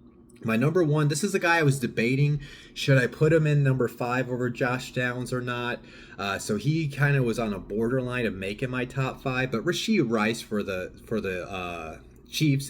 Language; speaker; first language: English; native; English